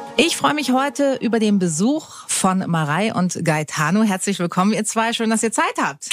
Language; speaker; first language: German; native; German